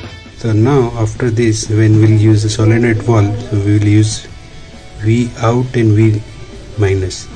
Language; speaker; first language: English; non-native, local second language; Hindi